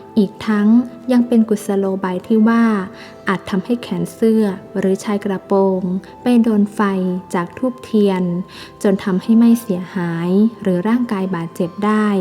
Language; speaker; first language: Thai; native; Thai